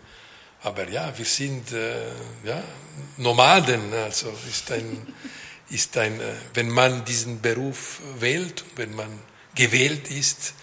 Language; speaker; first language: German; non-native, local second language; French